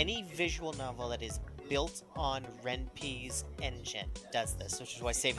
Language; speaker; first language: English; native; English